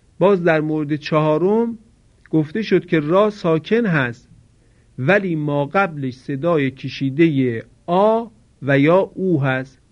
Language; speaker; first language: Persian; native; Persian